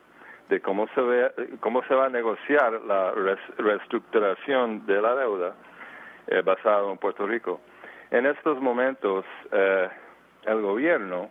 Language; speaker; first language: Spanish; early bilingual, heritage; Spanish